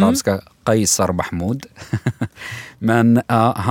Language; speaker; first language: Swedish; non-native, fluent; Arabic